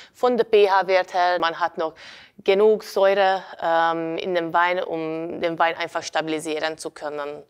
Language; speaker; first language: German; non-native, fluent; Hungarian